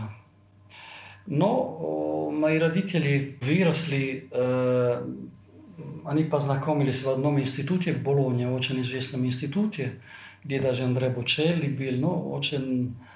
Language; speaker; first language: Russian; non-native, fluent; Italian